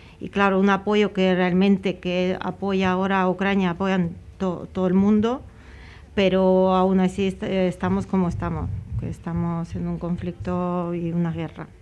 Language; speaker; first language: Spanish; non-native, fluent; Ukrainian